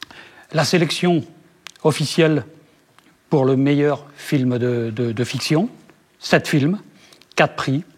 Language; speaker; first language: French; native; French